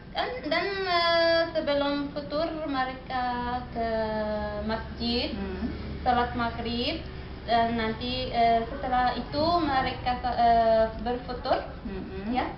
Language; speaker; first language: Indonesian; non-native, learner; Arabic